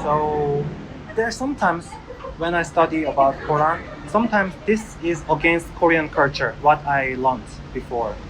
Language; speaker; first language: English; non-native, learner; Korean